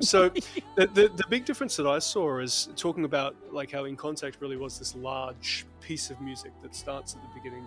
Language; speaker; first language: English; native; English